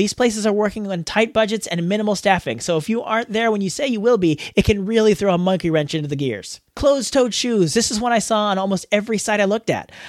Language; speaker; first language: English; native; English